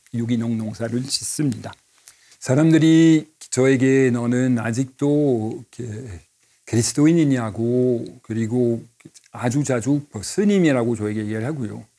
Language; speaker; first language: Korean; non-native, fluent; French